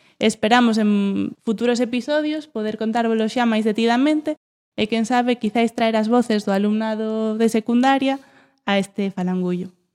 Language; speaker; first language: Galician; non-native, local second language; Spanish